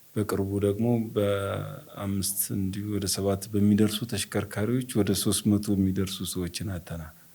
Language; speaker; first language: Amharic; native; Amharic